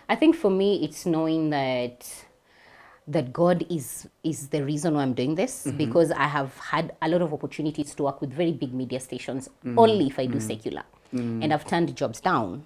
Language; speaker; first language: English; non-native, local second language; Swahili